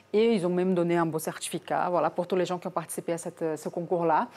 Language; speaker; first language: French; non-native, fluent; Portuguese